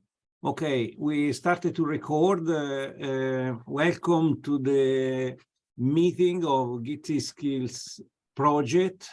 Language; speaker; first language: English; non-native, fluent; Italian